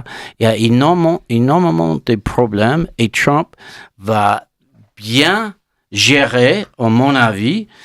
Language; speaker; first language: French; non-native, learner; English